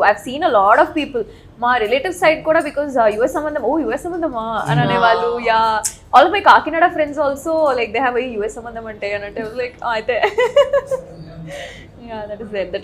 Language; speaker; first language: Telugu; native; Telugu